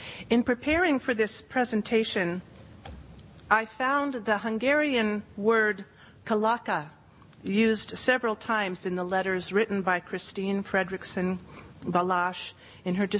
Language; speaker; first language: English; native; English